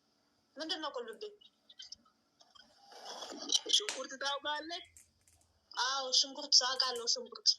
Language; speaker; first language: Amharic; non-native, local second language; Oromo